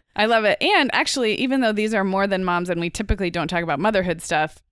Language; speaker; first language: English; native; English